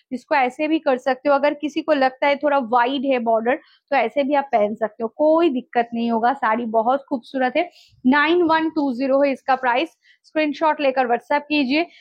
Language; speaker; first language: Hindi; non-native, local second language; Bangla